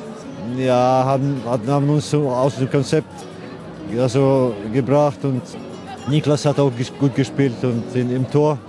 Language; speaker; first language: German; non-native, fluent; Icelandic